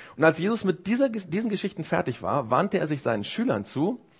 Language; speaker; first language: German; early bilingual, other home language; Japanese